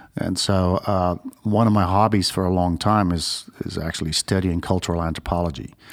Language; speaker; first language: English; non-native, fluent; Dutch